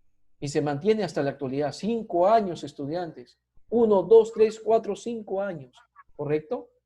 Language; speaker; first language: Spanish; native; Spanish